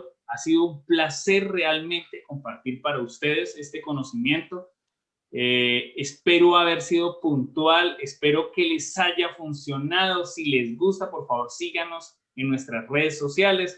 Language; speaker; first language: Spanish; native; Spanish